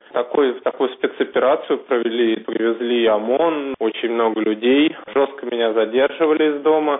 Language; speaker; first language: Russian; native; Russian